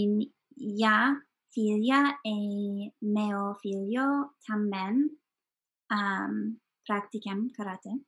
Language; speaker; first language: Portuguese; non-native, learner; English